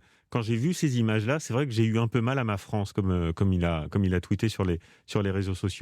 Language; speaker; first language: French; native; French